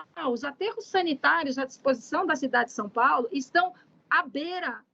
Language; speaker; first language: Portuguese; native; Portuguese